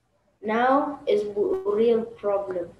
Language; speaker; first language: English; non-native, learner; Arabic